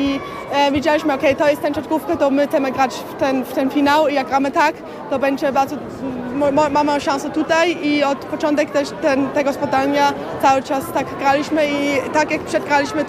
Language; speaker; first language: Polish; early bilingual, heritage; Polish